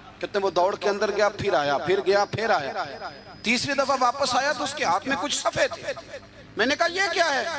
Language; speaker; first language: Urdu; non-native, local second language; Punjabi